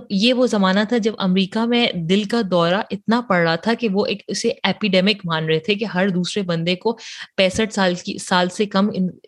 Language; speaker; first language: Urdu; native; Urdu